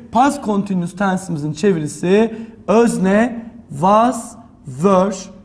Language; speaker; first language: English; non-native, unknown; Turkish